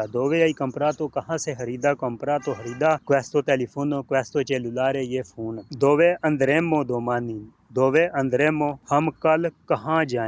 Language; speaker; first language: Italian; non-native, fluent; Punjabi